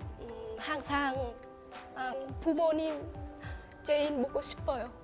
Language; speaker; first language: Korean; non-native, learner; Vietnamese